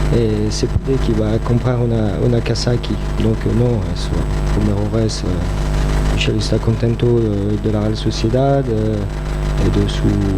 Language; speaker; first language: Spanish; non-native, fluent; French